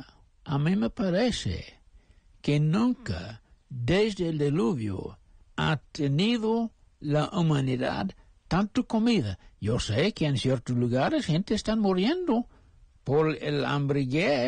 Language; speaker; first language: Spanish; non-native, fluent; English